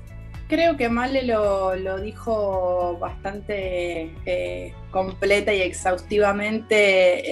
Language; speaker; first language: Spanish; native; Spanish